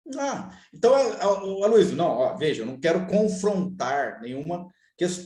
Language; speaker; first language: Portuguese; native; Portuguese